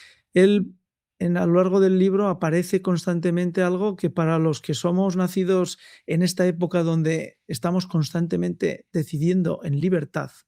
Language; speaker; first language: Spanish; native; Spanish